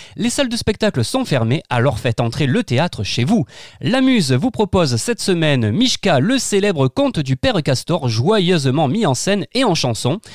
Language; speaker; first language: French; native; French